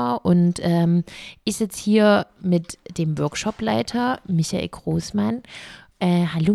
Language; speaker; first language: German; native; German